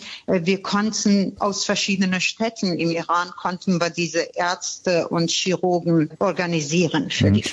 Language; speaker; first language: German; non-native, fluent; Persian